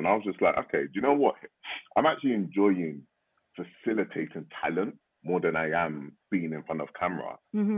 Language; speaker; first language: English; native; English